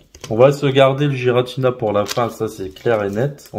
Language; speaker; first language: French; native; French